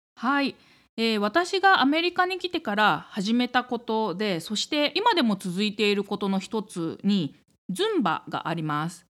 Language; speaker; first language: Japanese; native; Japanese